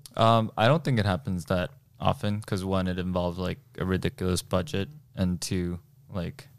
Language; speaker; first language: English; early bilingual, other home language; Korean